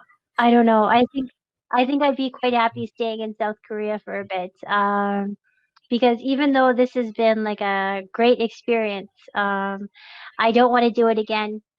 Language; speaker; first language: English; non-native, local second language; French